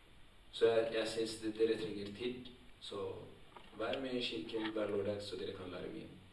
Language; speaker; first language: Norwegian; non-native, fluent; Tigrinya